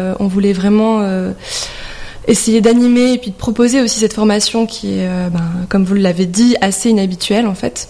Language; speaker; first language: French; native; French